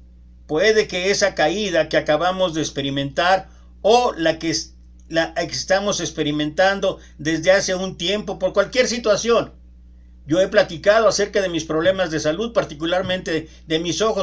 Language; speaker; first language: Spanish; native; Spanish